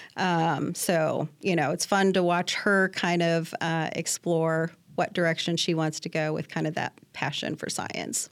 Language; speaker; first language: English; native; English